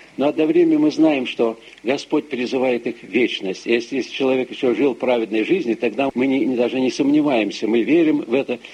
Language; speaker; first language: Russian; early bilingual, heritage; Russian